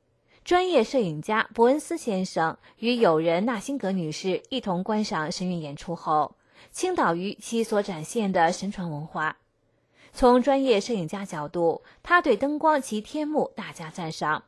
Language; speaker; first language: Chinese; native; Chinese